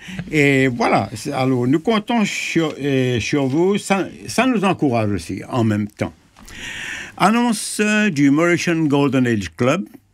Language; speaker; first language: French; non-native, local second language; Morisyen